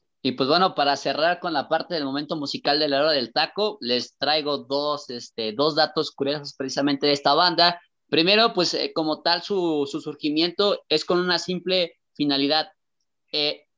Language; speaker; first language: Spanish; native; Spanish